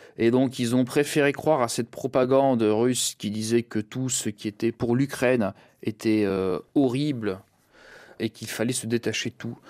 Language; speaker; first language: French; early bilingual, other home language; Russian